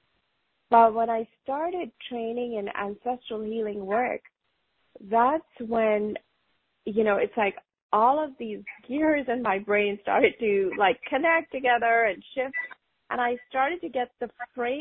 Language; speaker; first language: English; non-native, local second language; Hindi